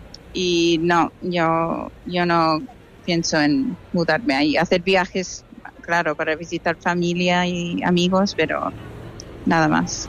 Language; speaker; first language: Spanish; non-native, fluent; English